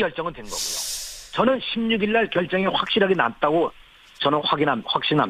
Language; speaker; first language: Korean; native; Korean